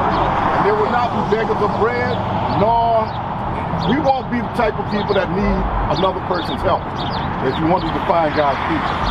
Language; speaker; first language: English; native; English